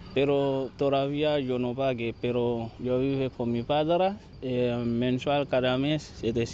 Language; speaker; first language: Spanish; non-native, learner; Haitian Creole